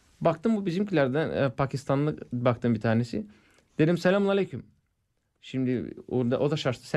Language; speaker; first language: Turkish; non-native, fluent; English